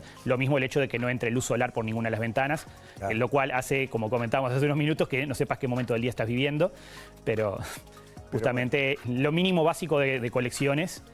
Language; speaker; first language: Spanish; native; Spanish